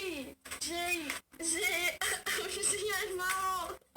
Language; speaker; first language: French; non-native, learner; English